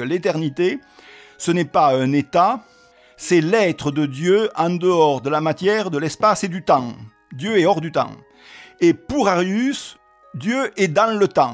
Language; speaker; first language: French; native; French